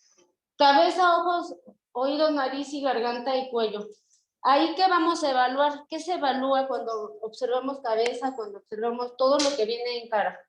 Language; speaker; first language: Spanish; native; Spanish